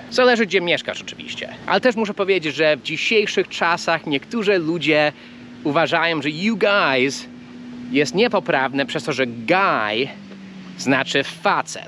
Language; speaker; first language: Polish; non-native, fluent; English